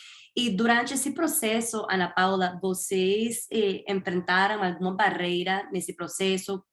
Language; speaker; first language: Portuguese; non-native, fluent; Spanish